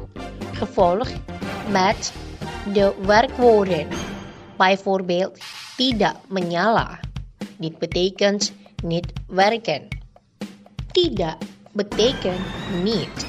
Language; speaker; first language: Dutch; non-native, fluent; Indonesian